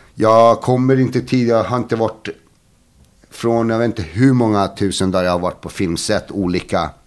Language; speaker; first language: Swedish; early bilingual, other home language; Bosnian